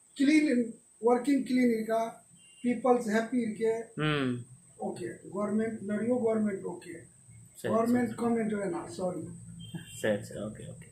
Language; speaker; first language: Tamil; non-native, learner; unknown